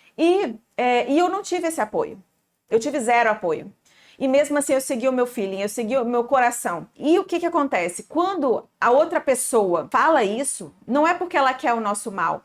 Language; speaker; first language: Portuguese; native; Portuguese